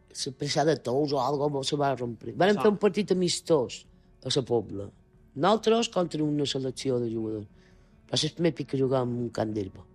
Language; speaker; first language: Catalan; native; Catalan